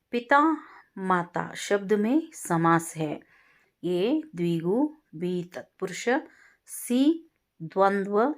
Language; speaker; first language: Hindi; non-native, local second language; Kannada